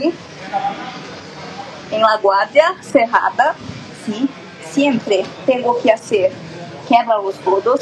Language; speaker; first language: Spanish; non-native, learner; Portuguese